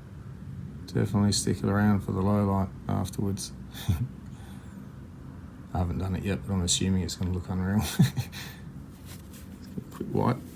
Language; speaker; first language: English; native; English